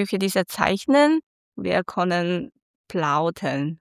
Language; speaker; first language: German; non-native, learner; Chinese